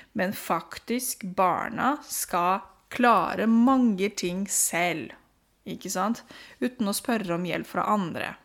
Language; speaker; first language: Norwegian; non-native, fluent; Romanian